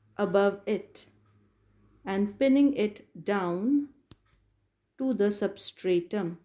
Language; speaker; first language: English; non-native, local second language; Hindi